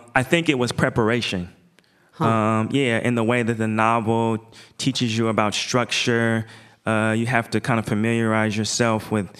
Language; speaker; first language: English; native; English